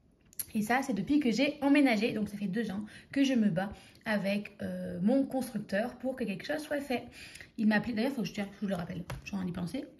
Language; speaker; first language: French; native; French